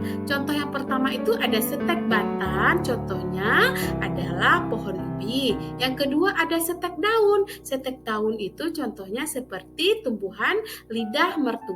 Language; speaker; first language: Indonesian; native; Indonesian